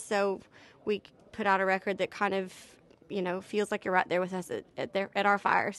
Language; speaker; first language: English; native; English